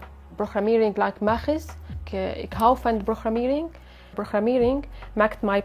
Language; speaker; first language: Dutch; non-native, learner; Arabic